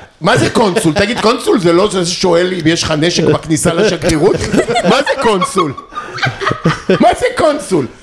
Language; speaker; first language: Hebrew; native; Hebrew